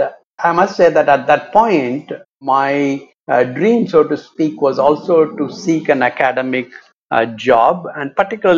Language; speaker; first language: English; non-native, local second language; Tamil